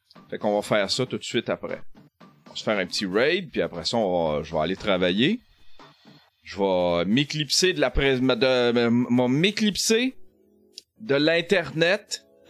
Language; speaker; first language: French; native; French